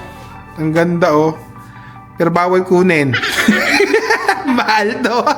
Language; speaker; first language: Filipino; native; Filipino